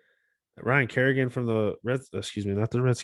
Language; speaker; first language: English; native; English